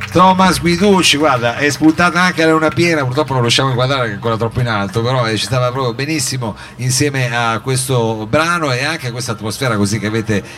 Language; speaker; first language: Italian; native; Italian